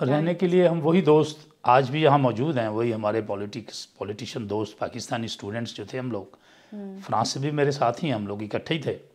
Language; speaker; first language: Urdu; non-native, local second language; Punjabi